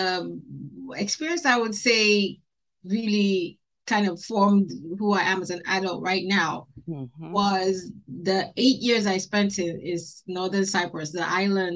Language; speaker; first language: English; non-native, local second language; Igbo